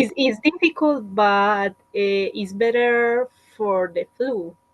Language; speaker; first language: English; non-native, learner; Spanish